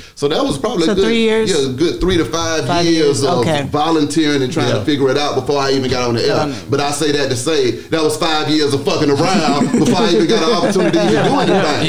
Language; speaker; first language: English; native; English